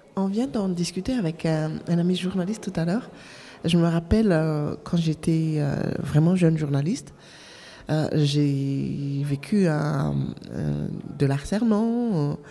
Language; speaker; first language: French; non-native, local second language; Malagasy